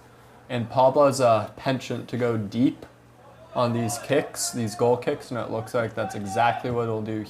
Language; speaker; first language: English; native; English